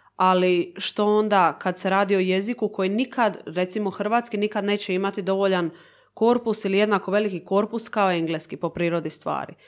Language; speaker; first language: Croatian; native; Croatian